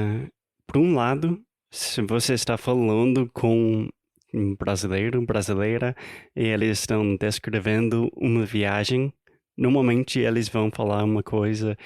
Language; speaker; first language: Portuguese; non-native, fluent; English